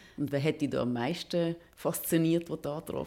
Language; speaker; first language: German; native; German